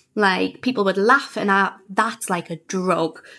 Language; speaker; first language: English; native; English